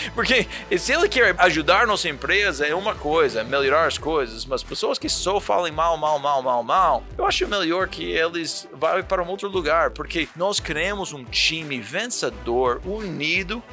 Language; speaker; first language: Portuguese; non-native, fluent; English